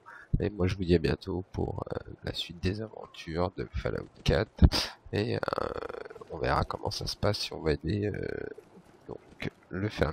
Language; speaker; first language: French; native; French